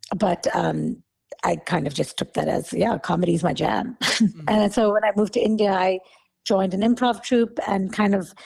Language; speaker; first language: English; native; English